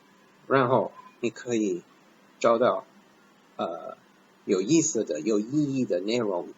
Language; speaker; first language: Chinese; non-native, fluent; English